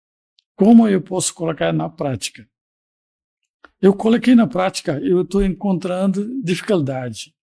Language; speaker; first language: Portuguese; non-native, fluent; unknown